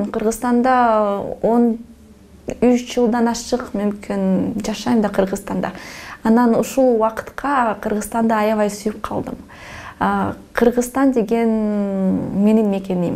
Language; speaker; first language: Kyrgyz; non-native, fluent; Russian